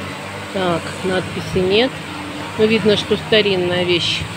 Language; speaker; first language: Russian; native; Russian